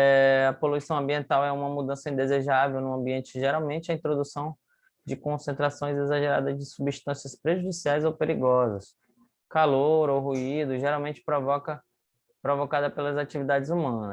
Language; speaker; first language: Portuguese; native; Portuguese